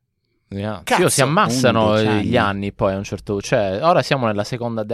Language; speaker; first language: Italian; native; Italian